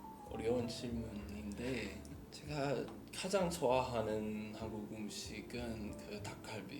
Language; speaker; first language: Korean; non-native, learner; English